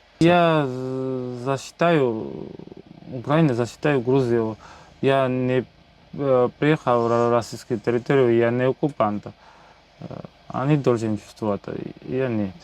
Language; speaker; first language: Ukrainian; non-native, learner; Georgian